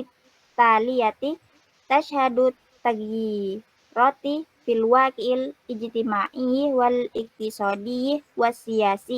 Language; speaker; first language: Arabic; non-native, learner; Indonesian